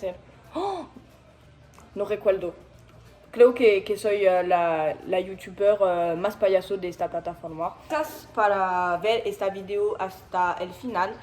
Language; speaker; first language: Spanish; non-native, learner; French